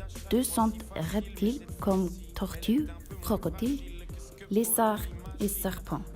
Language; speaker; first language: French; non-native, learner; Icelandic